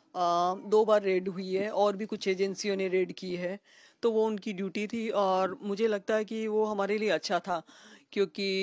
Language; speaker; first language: Hindi; native; Hindi